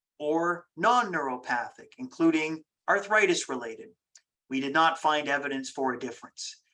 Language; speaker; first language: English; native; English